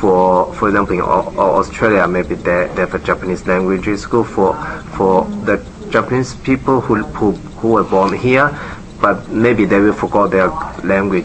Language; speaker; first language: English; non-native, learner; Japanese